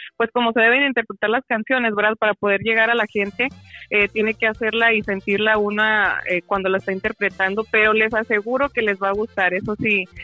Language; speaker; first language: Spanish; native; Spanish